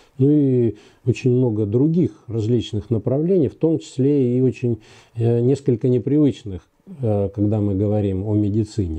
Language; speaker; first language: Russian; native; Russian